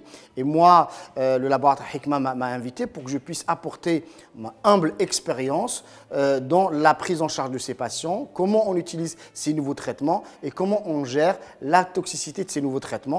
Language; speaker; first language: French; non-native, local second language; Arabic